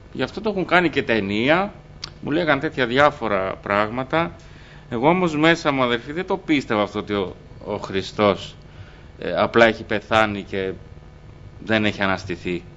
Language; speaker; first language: Greek; early bilingual, other home language; Albanian